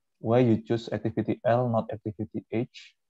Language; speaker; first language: English; non-native, fluent; Indonesian